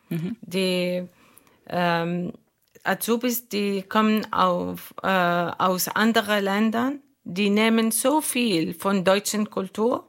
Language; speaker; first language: German; non-native, learner; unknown